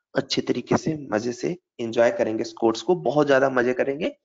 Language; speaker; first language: Hindi; native; Hindi